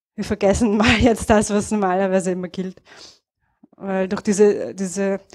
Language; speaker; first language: German; native; German